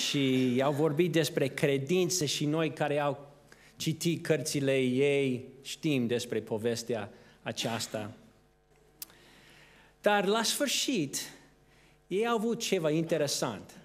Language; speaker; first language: Romanian; non-native, fluent; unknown